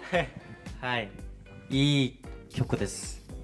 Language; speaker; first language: Japanese; non-native, learner; Korean